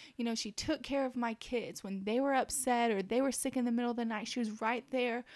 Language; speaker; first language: English; native; English